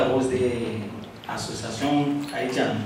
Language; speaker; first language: Portuguese; non-native, learner; Haitian Creole